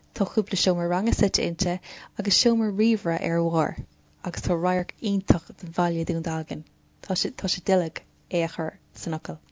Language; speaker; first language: Irish; non-native, local second language; English